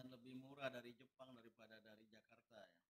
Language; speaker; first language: Indonesian; native; Indonesian